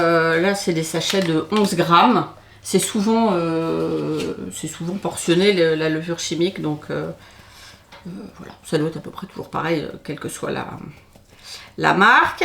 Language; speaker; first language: French; native; French